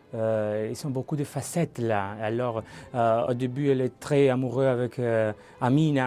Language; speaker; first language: French; non-native, fluent; Spanish